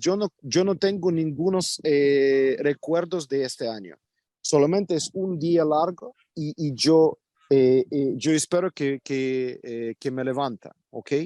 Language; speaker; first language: Spanish; non-native, fluent; Ukrainian